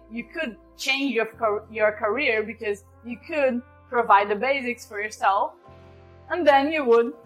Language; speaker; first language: English; non-native, fluent; Portuguese